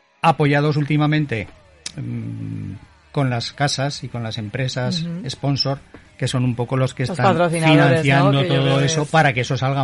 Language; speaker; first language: Spanish; native; Spanish